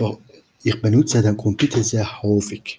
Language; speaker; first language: German; non-native, fluent; Turkish